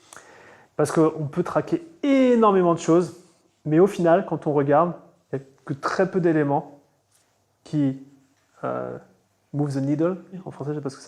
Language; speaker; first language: French; native; French